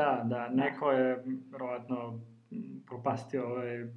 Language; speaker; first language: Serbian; non-native, learner; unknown